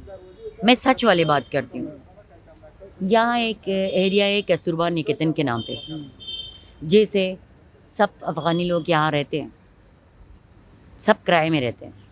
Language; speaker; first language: Hindi; non-native, fluent; Pashto